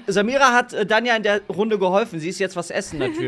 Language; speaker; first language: German; native; German